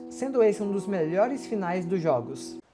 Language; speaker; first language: Portuguese; native; Portuguese